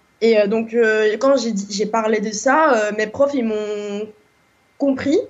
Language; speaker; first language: French; non-native, fluent; Korean